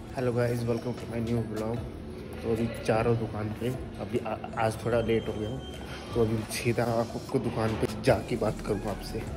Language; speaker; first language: Hindi; non-native, local second language; Bangla